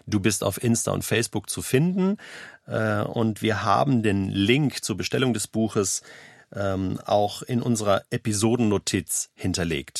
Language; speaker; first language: German; native; German